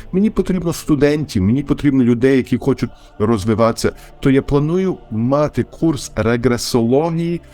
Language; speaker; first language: Ukrainian; early bilingual, heritage; Ukrainian